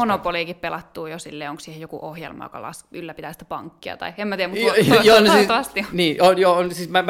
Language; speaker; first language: Finnish; native; Finnish